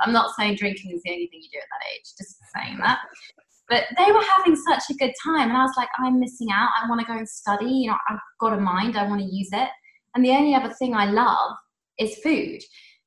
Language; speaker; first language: English; native; English